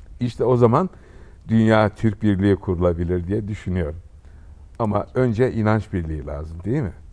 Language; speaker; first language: Turkish; native; Turkish